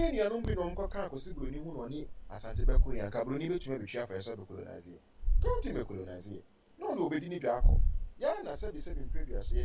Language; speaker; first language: English; non-native, local second language; Akan